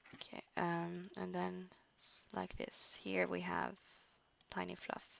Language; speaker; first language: English; non-native, fluent; Norwegian